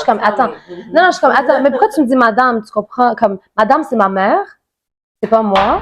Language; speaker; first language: French; native; French